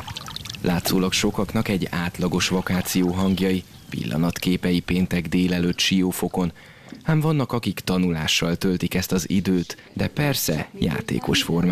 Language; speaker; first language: Hungarian; native; Hungarian